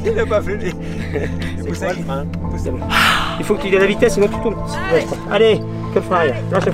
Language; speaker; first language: French; native; French